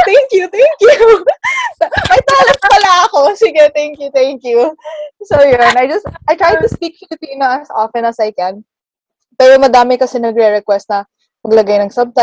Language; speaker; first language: English; non-native, local second language; Filipino